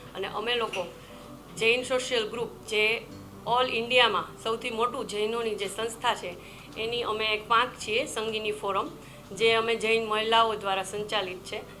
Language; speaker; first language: Gujarati; native; Gujarati